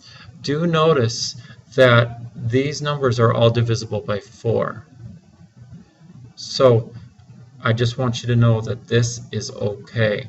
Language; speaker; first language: English; native; English